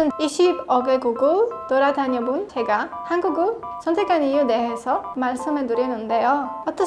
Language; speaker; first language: Korean; non-native, learner; Polish